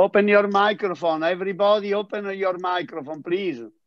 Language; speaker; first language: English; non-native, fluent; Italian